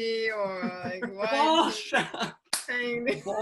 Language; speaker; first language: English; non-native, fluent; Japanese